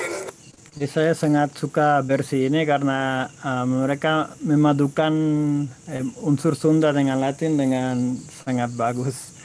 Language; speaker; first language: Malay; non-native, fluent; Spanish